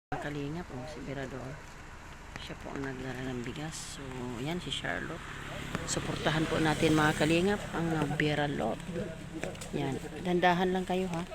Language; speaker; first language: Filipino; non-native, local second language; Cebuano